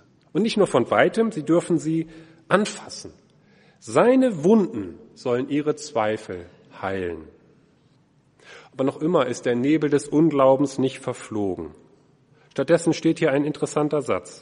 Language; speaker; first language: German; native; German